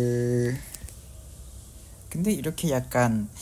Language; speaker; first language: Korean; non-native, fluent; Vietnamese